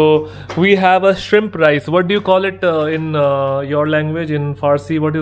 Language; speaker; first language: English; non-native, local second language; Hindi